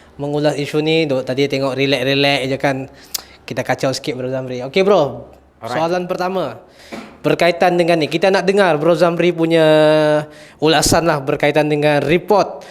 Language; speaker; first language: Malay; native; Malay